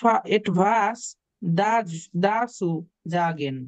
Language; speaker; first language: German; non-native, learner; Bangla